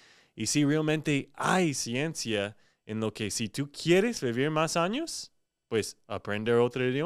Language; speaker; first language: Spanish; non-native, fluent; English